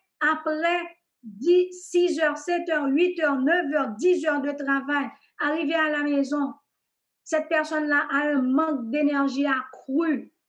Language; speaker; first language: French; non-native, local second language; Haitian Creole